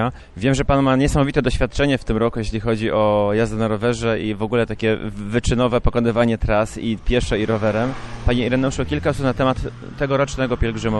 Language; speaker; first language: Polish; native; Polish